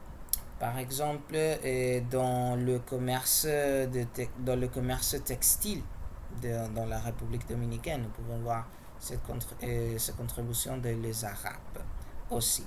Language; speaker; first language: French; non-native, learner; Spanish